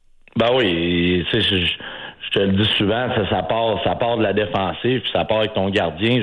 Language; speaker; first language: French; native; French